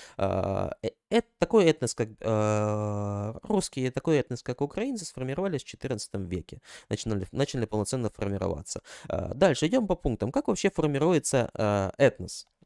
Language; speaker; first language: Russian; native; Russian